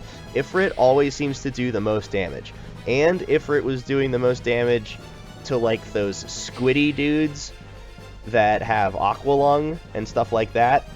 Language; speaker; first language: English; native; English